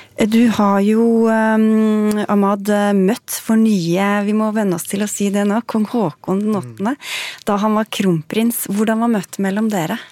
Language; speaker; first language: Norwegian; native; Norwegian